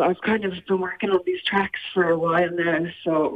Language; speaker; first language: English; native; English